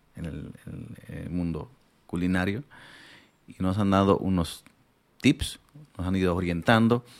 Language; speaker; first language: Spanish; non-native, local second language; Aymara